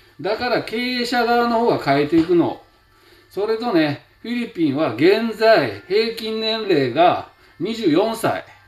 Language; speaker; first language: Japanese; native; Japanese